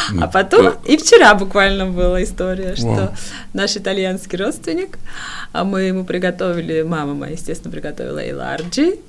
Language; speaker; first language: Russian; non-native, fluent; Georgian